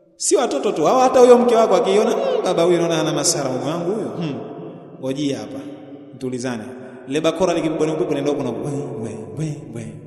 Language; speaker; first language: Swahili; native; Swahili